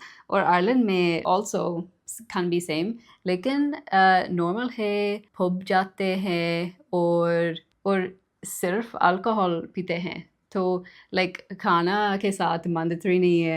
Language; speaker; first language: Hindi; non-native, learner; English